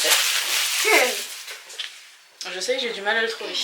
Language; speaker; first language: French; native; French